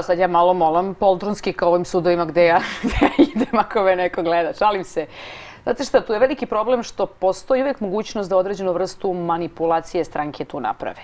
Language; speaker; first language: Croatian; native; Croatian